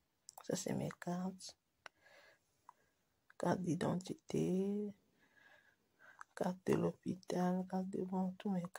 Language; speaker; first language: French; non-native, local second language; Lingala